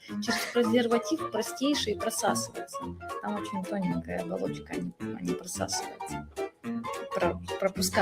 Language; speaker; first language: Russian; native; Russian